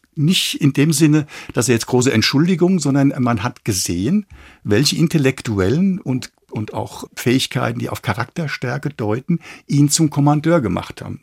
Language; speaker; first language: German; native; German